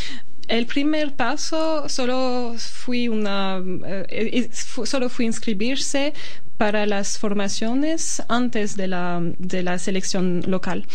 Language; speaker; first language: Spanish; non-native, fluent; Albanian